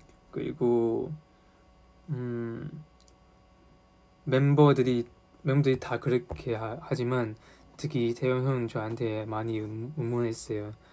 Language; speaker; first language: Korean; non-native, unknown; Chinese